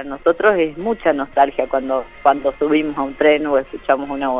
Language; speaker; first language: Spanish; native; Spanish